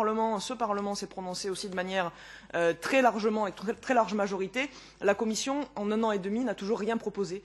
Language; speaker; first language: French; native; French